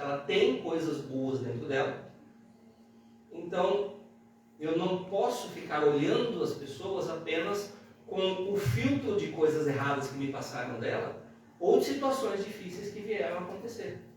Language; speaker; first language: Portuguese; native; Portuguese